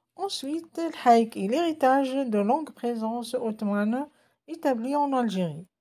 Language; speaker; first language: French; non-native, local second language; Arabic